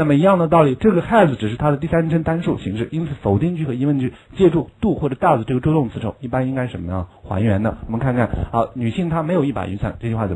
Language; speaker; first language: Chinese; native; Chinese